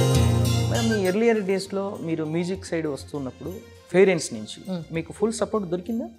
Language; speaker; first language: Telugu; native; Telugu